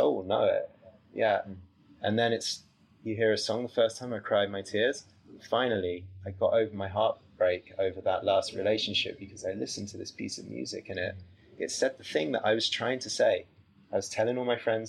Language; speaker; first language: English; native; English